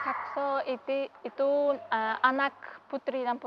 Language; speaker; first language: Indonesian; non-native, learner; Uzbek